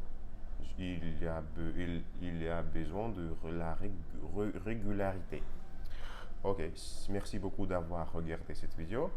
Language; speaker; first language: French; non-native, learner; Russian